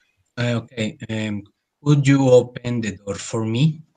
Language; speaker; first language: English; non-native, learner; Spanish